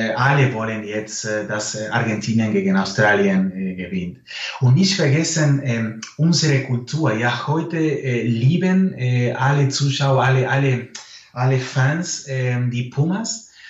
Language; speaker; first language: German; non-native, fluent; Spanish